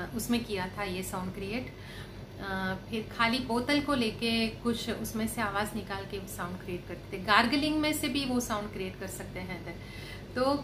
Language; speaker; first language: Hindi; non-native, local second language; Gujarati